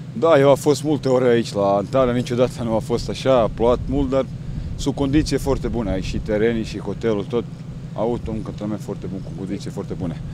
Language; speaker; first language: Romanian; non-native, learner; Croatian